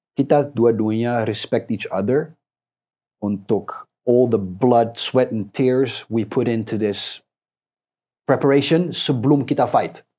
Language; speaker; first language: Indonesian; non-native, fluent; English